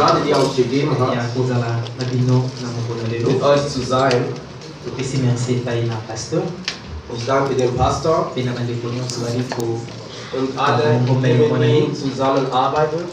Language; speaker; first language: German; non-native, learner; French